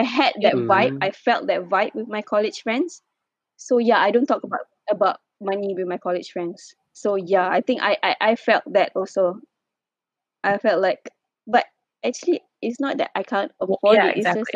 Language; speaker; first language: English; non-native, local second language; Malay